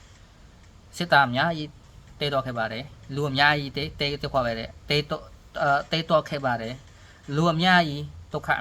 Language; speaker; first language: Burmese; non-native, learner; Khmer